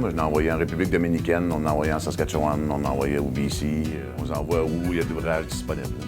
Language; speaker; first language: French; native; French